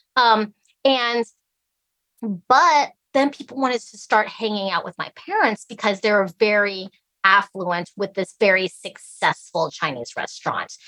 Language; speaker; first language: English; early bilingual, other home language; Cantonese